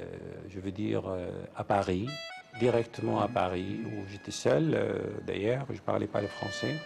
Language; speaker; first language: French; non-native, fluent; Arabic